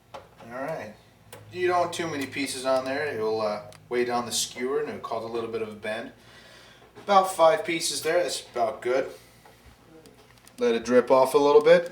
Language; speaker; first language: English; native; English